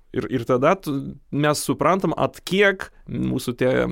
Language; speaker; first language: Lithuanian; non-native, local second language; Polish